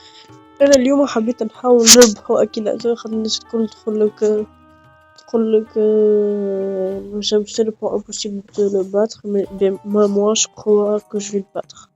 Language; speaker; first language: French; non-native, local second language; Arabic